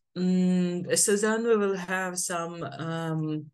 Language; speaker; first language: English; non-native, fluent; Ukrainian